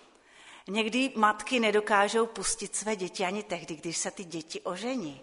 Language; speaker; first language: Czech; non-native, local second language; Polish